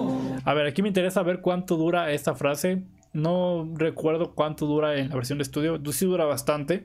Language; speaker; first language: Spanish; native; Spanish